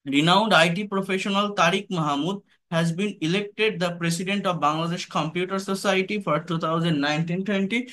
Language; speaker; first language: English; non-native, local second language; Bangla